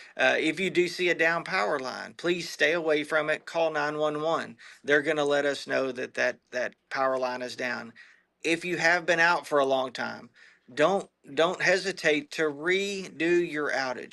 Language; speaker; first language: English; native; English